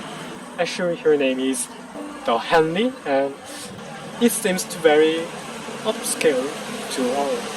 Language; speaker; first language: English; non-native, learner; Korean